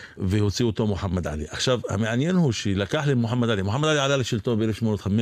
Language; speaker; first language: Hebrew; non-native, local second language; Arabic